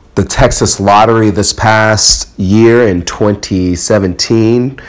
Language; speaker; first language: English; early bilingual, other home language; Akan